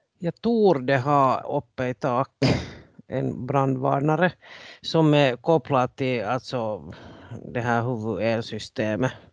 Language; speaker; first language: Swedish; native; Swedish